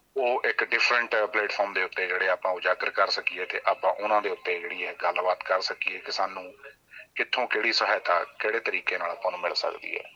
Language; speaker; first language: Punjabi; native; Punjabi